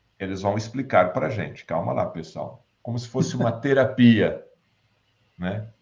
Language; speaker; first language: Portuguese; native; Portuguese